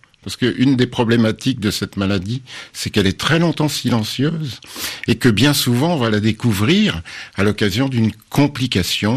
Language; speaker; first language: French; native; French